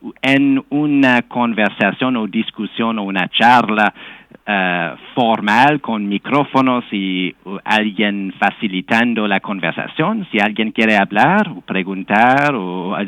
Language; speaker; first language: Spanish; non-native, fluent; English